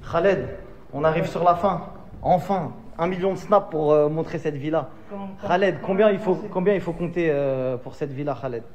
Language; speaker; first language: French; native; French